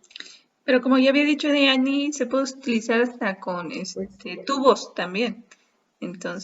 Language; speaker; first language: Spanish; native; Spanish